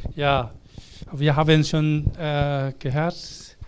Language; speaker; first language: German; non-native, learner; Korean